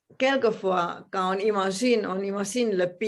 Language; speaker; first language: French; non-native, fluent; Portuguese